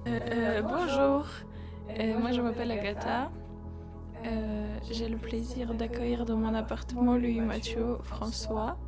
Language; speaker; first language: French; non-native, fluent; Polish